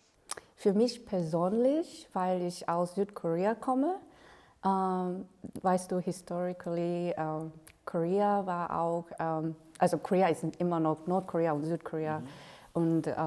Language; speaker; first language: German; non-native, fluent; Korean